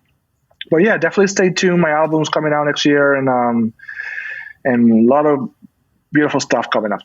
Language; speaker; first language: English; non-native, fluent; Spanish